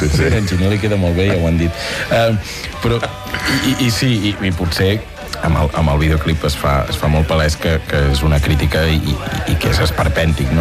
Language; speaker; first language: Catalan; native; Catalan